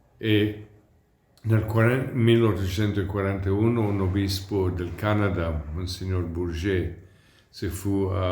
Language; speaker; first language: Spanish; non-native, fluent; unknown